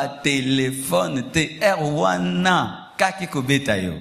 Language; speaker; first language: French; non-native, local second language; Lingala